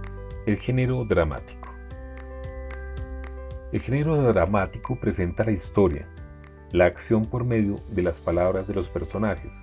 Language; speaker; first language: Spanish; native; Spanish